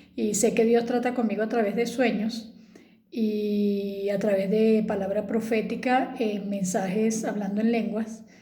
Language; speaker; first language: Spanish; native; Spanish